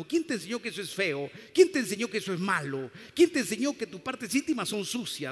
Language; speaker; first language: Spanish; native; Spanish